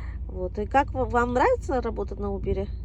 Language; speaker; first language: Russian; non-native, local second language; Tajik